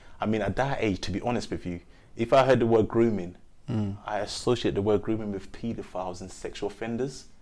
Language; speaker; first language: English; early bilingual, other home language; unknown